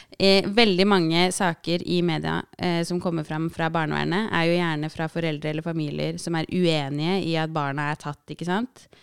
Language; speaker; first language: Norwegian; early bilingual, other home language; Arabic